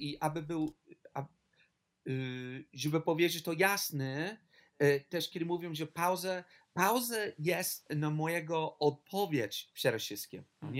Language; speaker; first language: Polish; non-native, learner; English